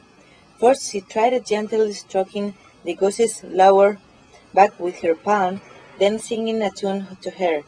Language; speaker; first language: English; non-native, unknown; Spanish